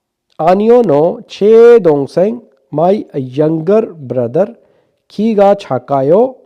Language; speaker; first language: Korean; non-native, learner; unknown